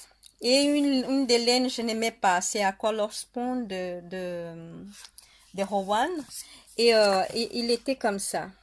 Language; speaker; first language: French; non-native, fluent; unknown